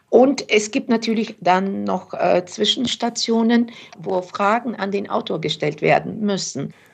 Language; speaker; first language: German; early bilingual, other home language; Turkish